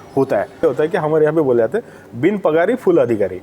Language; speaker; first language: Hindi; non-native, local second language; Marathi